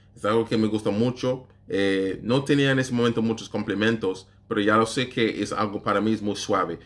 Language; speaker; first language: Spanish; non-native, learner; English